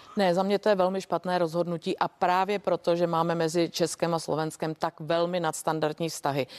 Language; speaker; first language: Czech; native; Czech